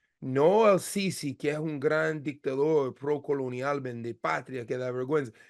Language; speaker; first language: Spanish; non-native, fluent; English